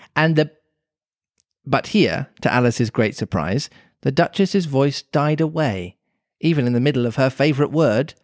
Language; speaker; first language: English; native; English